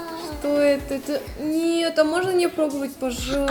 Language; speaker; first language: Russian; native; Russian